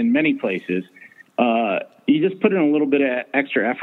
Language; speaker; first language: English; native; English